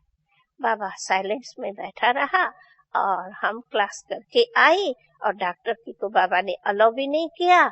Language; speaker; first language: Hindi; non-native, local second language; Sindhi